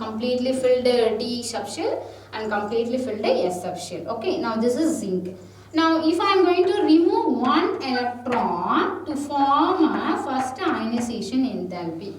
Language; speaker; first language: English; non-native, local second language; Tamil